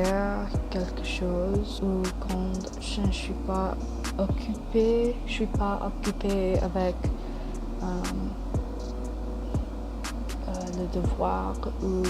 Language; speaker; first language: French; non-native, learner; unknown